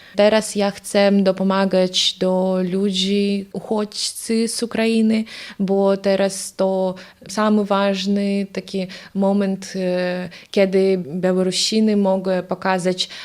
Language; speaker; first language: Polish; non-native, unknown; Russian